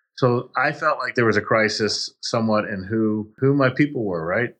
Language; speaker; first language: English; native; English